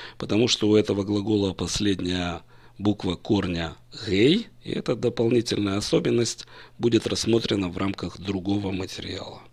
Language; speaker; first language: Russian; native; Russian